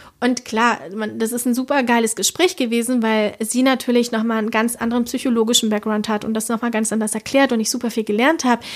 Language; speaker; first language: German; early bilingual, other home language; Spanish